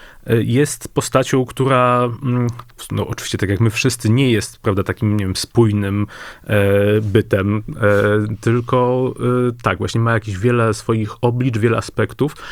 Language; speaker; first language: Polish; native; Polish